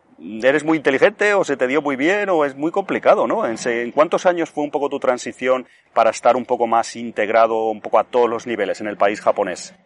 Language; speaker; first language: Spanish; native; Spanish